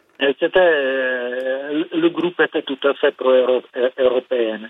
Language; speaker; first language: French; non-native, fluent; Czech